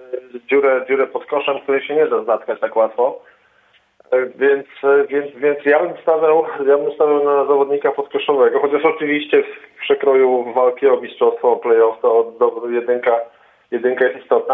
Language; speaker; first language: Polish; native; Polish